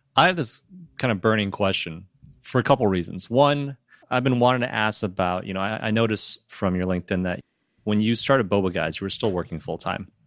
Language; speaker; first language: English; early bilingual, other home language; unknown